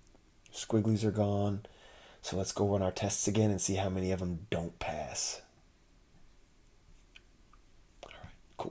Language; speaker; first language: English; native; English